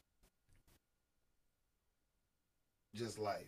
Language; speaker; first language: English; native; English